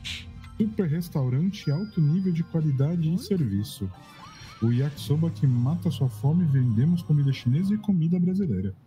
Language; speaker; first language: Portuguese; native; Portuguese